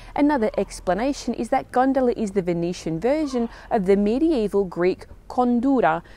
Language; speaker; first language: English; native; English